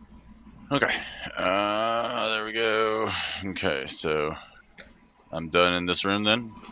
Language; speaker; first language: English; native; English